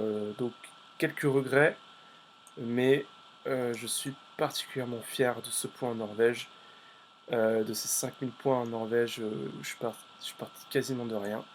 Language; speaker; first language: French; native; French